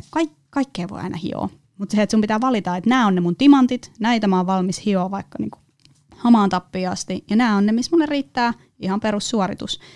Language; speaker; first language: Finnish; native; Finnish